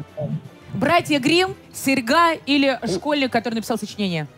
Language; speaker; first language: Russian; native; Russian